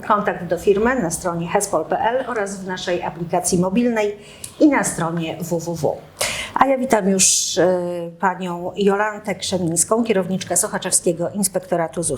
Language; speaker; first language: Polish; native; Polish